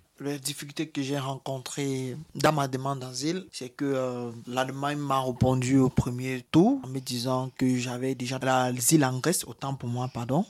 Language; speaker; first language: French; native; French